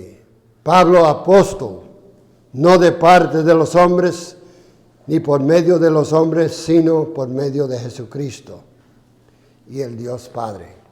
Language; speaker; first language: Spanish; non-native, fluent; English